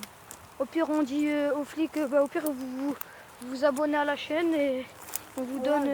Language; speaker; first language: French; native; French